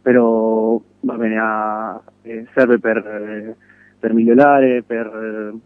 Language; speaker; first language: Italian; non-native, fluent; Spanish